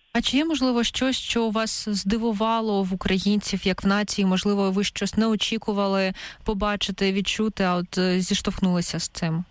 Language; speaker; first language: Ukrainian; native; Ukrainian